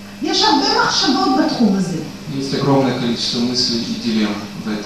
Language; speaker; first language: Russian; native; Russian